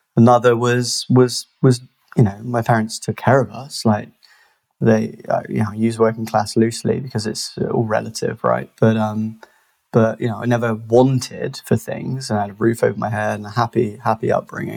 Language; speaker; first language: English; native; English